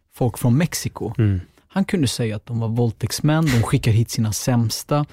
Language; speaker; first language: Swedish; native; Swedish